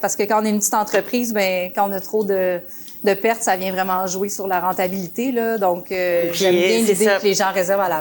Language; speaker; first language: French; native; French